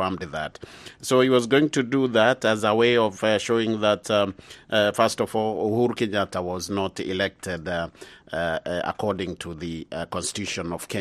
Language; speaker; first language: English; non-native, local second language; Swahili